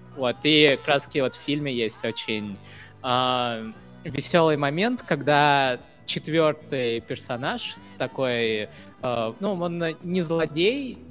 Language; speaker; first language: Russian; non-native, fluent; Hindi